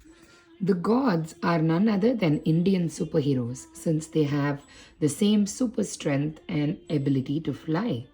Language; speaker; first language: English; non-native, local second language; Tamil